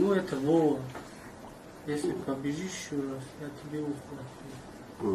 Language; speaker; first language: Russian; non-native, learner; Tajik